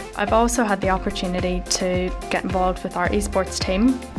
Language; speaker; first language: English; native; English